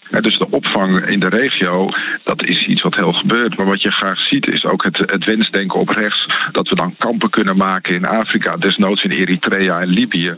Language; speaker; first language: Dutch; native; Dutch